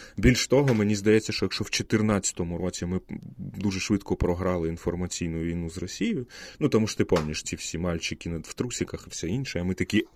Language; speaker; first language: Ukrainian; non-native, local second language; Russian